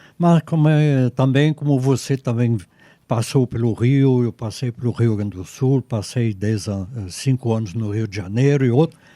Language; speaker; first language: Portuguese; non-native, fluent; French